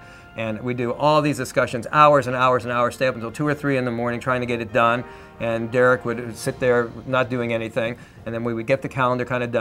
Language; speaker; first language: English; native; English